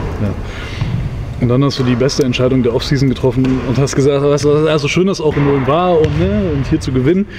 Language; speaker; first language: German; native; German